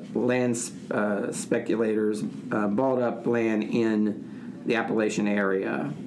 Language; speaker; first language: English; native; English